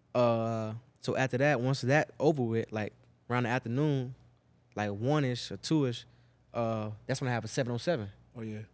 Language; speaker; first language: English; native; English